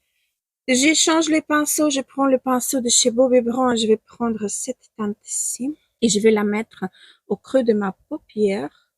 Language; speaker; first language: French; non-native, fluent; Ukrainian